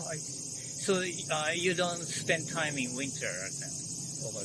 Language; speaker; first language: English; non-native, fluent; Japanese